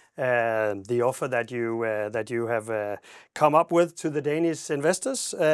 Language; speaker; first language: English; non-native, fluent; Danish